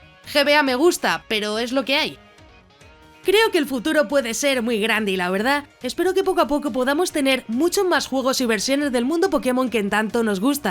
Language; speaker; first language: Spanish; native; Spanish